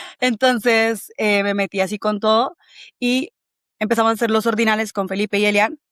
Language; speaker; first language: Spanish; native; Spanish